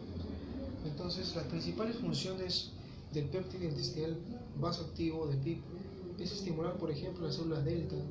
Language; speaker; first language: Spanish; native; Spanish